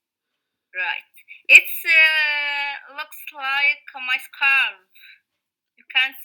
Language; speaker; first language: English; non-native, learner; Arabic